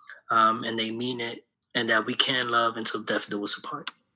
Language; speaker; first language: English; early bilingual, other home language; Spanish